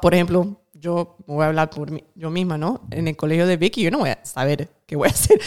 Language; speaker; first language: Spanish; early bilingual, heritage; Spanish